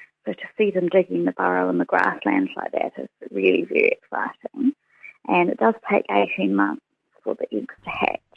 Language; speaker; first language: English; native; English